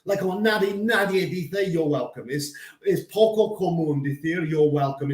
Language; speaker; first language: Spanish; non-native, fluent; English